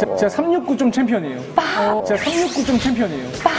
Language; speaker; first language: Korean; native; Korean